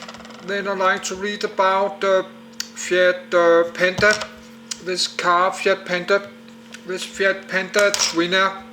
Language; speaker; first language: English; non-native, learner; Danish